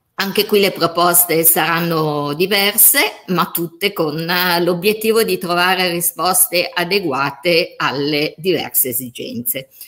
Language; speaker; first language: Italian; native; Italian